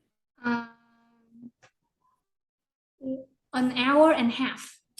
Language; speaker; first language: English; non-native, learner; Vietnamese